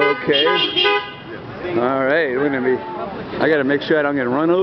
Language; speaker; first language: English; native; English